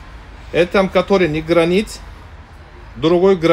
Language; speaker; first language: Russian; non-native, learner; Turkish